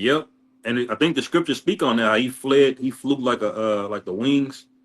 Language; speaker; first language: English; native; English